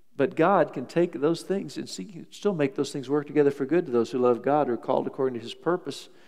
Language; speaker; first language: English; native; English